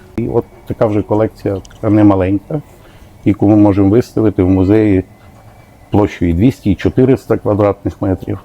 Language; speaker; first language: Ukrainian; native; Ukrainian